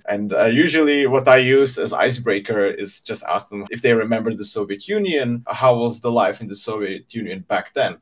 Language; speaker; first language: English; non-native, fluent; Czech